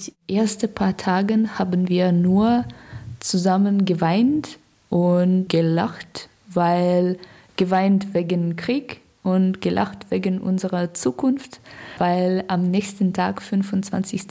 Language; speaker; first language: German; non-native, learner; Russian